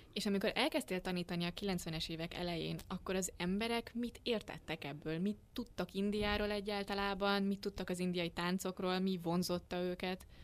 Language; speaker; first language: Hungarian; native; Hungarian